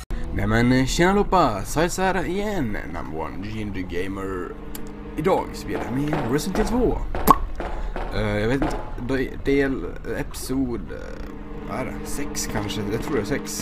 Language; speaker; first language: Swedish; native; Swedish